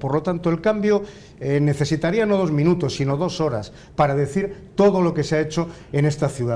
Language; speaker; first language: Spanish; native; Spanish